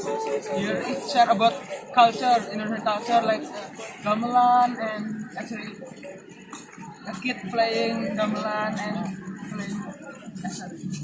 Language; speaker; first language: English; non-native, learner; Indonesian